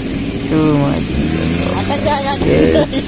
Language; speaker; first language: English; non-native, learner; Nepali